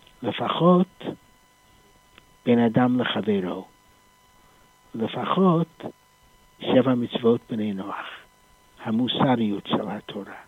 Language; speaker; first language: Hebrew; non-native, fluent; English